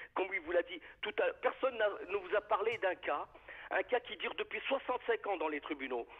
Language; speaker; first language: French; native; French